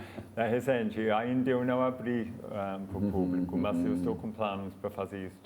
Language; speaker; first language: Portuguese; non-native, fluent; English